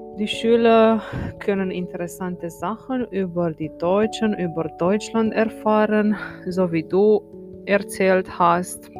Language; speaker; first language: German; non-native, fluent; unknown